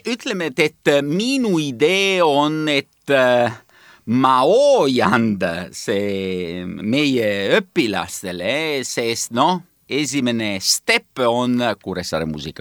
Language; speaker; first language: Estonian; non-native, learner; Italian